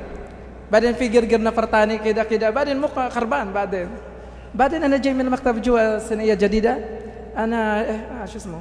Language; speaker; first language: Arabic; non-native, learner; Filipino